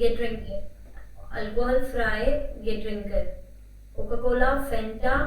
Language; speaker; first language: German; non-native, learner; Hindi